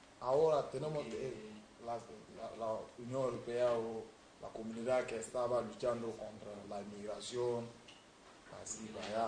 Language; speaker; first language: Spanish; non-native, learner; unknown